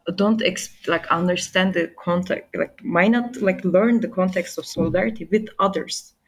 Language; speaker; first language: English; non-native, fluent; Turkish